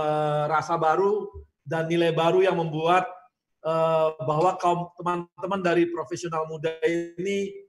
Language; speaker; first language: Indonesian; native; Indonesian